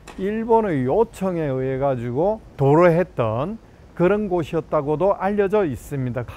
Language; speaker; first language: Korean; native; Korean